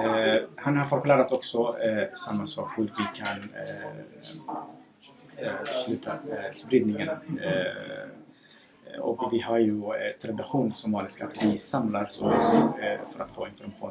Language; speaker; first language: Swedish; non-native, fluent; Somali